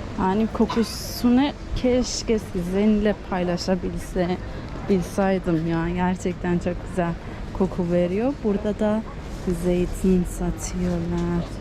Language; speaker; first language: Turkish; non-native, fluent; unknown